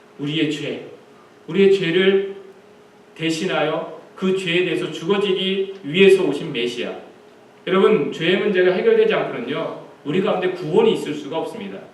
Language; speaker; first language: Korean; native; Korean